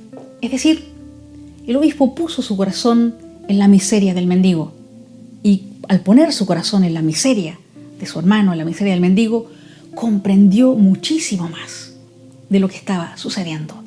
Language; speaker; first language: Spanish; native; Spanish